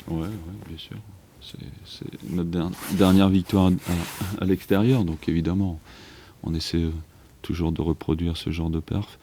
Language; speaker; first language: French; native; French